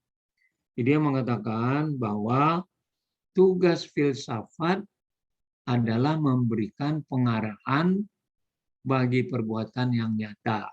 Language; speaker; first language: Indonesian; native; Indonesian